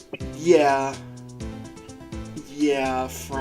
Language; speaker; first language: English; native; English